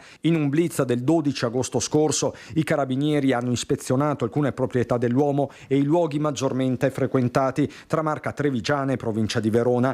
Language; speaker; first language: Italian; native; Italian